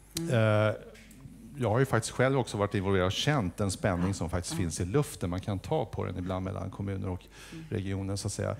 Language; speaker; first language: Swedish; native; Swedish